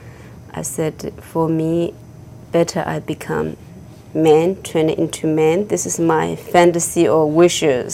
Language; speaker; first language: English; non-native, fluent; Chinese